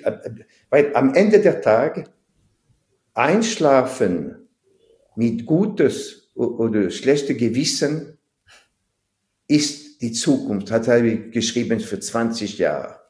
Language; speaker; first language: German; non-native, fluent; French